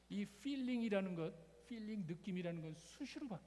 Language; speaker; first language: Korean; native; Korean